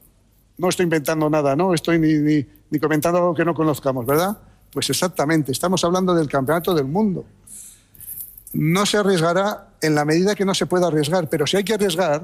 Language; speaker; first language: Spanish; native; Spanish